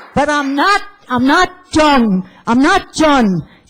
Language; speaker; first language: English; native; English